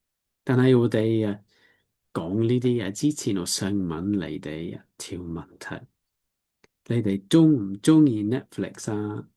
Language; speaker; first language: Cantonese; non-native, learner; English